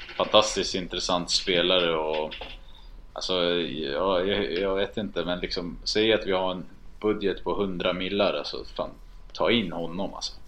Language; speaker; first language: Swedish; early bilingual, other home language; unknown